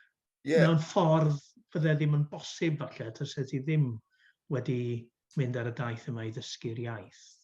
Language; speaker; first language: Welsh; native; Welsh